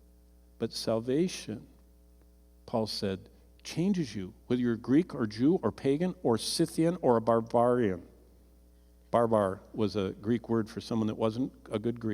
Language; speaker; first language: English; native; English